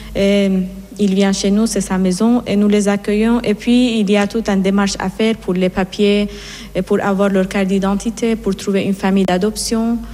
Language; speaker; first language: French; non-native, fluent; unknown